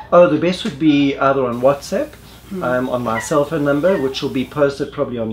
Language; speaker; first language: English; native; English